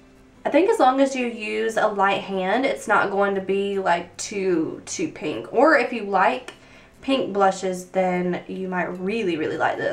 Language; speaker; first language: English; native; English